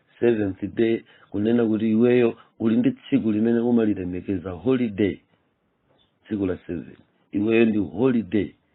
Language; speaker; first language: Nyanja; native; Nyanja